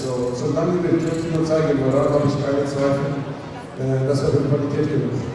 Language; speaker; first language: German; non-native, fluent; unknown